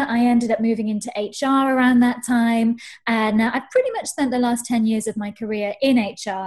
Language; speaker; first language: English; native; English